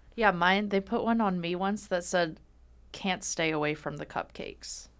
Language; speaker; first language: English; native; English